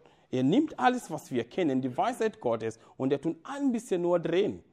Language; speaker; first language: German; non-native, fluent; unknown